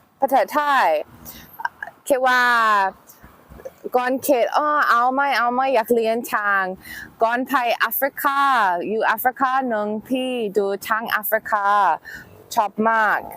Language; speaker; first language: Thai; non-native, learner; English